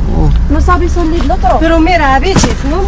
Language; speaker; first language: Spanish; non-native, learner; Arabic